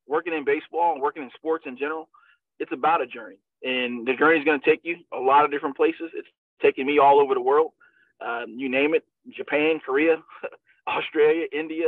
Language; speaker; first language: English; native; English